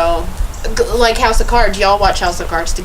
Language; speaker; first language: English; native; English